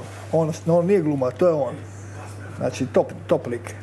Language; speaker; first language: Croatian; native; Croatian